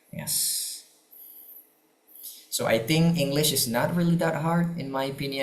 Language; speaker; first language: English; non-native, fluent; Indonesian